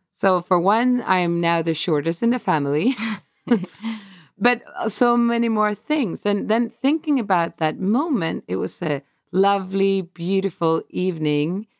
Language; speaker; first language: English; non-native, fluent; Swedish